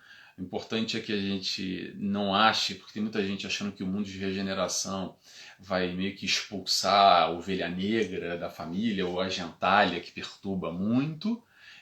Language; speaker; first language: Portuguese; native; Portuguese